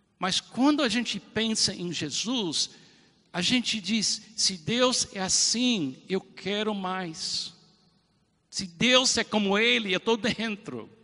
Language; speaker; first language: Portuguese; non-native, fluent; English